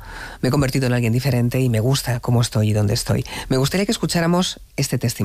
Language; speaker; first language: Spanish; native; Spanish